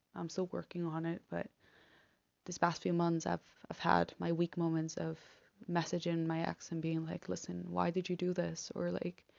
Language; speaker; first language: English; non-native, fluent; Spanish